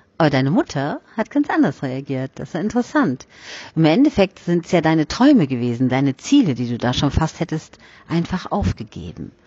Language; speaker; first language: German; native; German